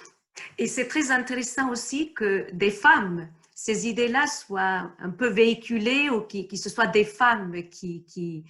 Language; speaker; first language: French; non-native, fluent; Italian